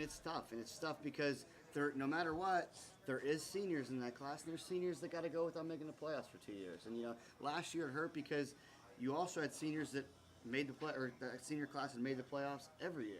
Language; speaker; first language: English; native; English